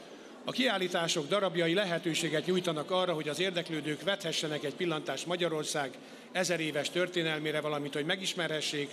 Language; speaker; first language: Hungarian; native; Hungarian